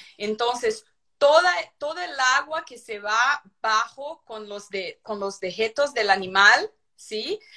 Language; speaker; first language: Spanish; non-native, fluent; Portuguese